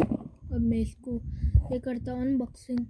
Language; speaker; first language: Hindi; native; Hindi